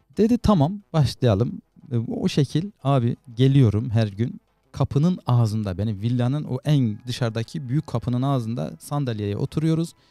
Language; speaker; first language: Turkish; native; Turkish